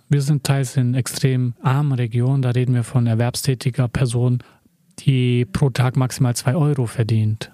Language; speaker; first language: German; early bilingual, other home language; Serbian